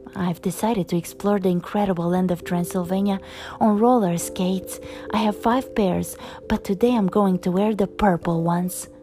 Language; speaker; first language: English; non-native, fluent; Romanian